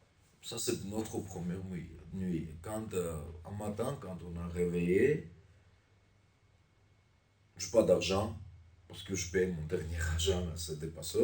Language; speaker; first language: French; non-native, learner; Armenian